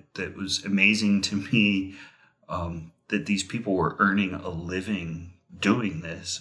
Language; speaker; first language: English; native; English